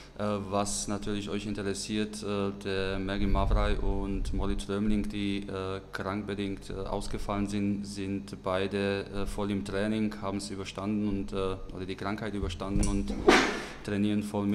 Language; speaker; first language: German; non-native, fluent; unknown